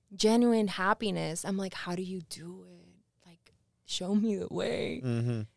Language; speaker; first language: English; early bilingual, other home language; Spanish